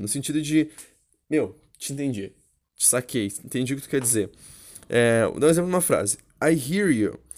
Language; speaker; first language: Portuguese; native; Portuguese